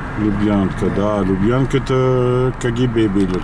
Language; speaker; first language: Russian; early bilingual, heritage; French